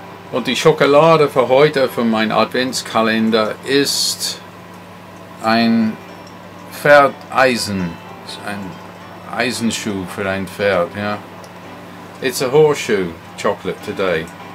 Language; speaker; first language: German; non-native, fluent; English